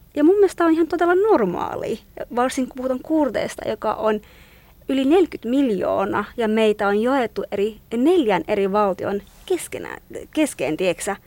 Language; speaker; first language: Finnish; non-native, fluent; Kurdish